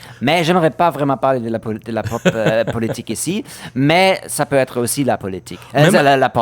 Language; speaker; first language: French; non-native, fluent; German